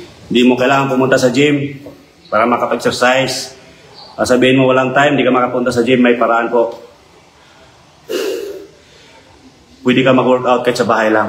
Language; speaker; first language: Filipino; native; Filipino